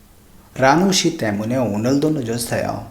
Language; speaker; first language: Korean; non-native, fluent; Hindi